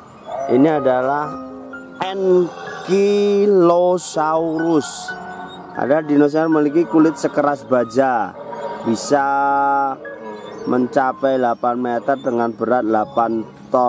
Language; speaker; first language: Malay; non-native, local second language; Javanese